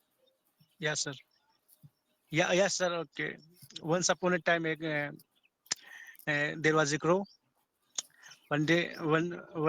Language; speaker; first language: English; non-native, learner; Hindi